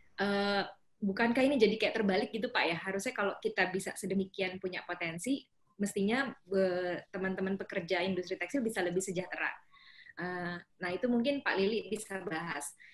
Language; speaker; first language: Indonesian; native; Indonesian